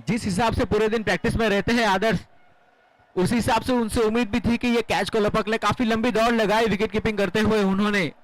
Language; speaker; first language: Hindi; non-native, local second language; Gujarati